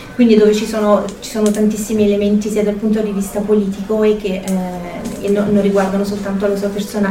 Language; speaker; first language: Italian; native; Italian